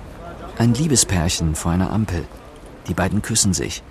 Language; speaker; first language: German; native; German